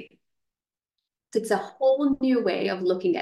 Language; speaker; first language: English; non-native, local second language; Gujarati